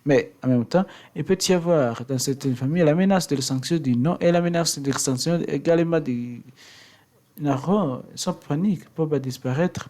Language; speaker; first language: French; non-native, learner; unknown